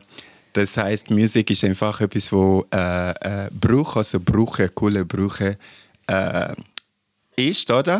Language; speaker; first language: German; non-native, learner; English